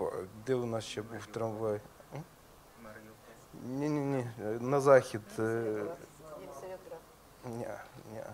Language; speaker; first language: Ukrainian; native; Ukrainian